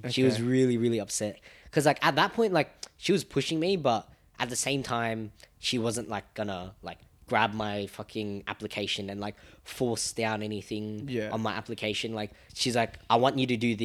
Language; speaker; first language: English; non-native, local second language; Vietnamese